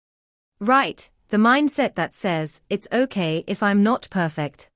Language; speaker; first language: English; native; English